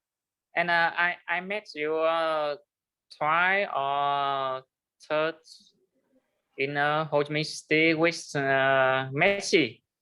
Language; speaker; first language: English; non-native, learner; Vietnamese